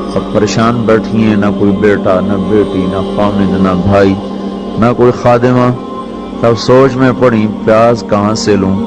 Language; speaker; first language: Urdu; non-native, local second language; Punjabi